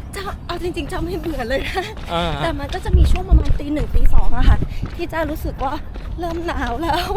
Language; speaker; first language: Thai; early bilingual, other home language; Italian